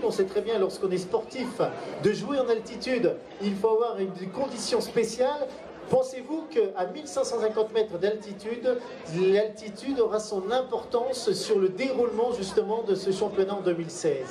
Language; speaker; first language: French; native; French